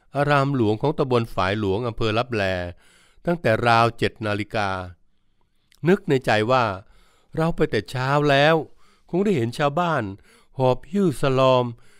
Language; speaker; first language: Thai; native; Thai